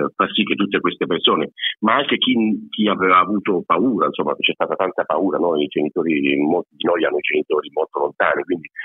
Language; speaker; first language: Italian; native; Italian